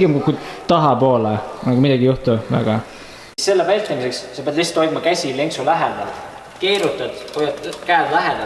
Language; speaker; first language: Estonian; native; Estonian